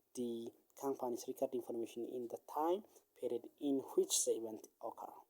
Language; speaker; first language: English; non-native, local second language; Amharic